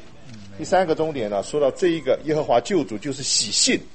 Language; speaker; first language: Chinese; native; Chinese